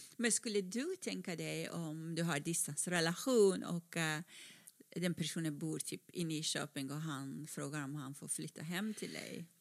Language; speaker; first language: Swedish; non-native, fluent; Persian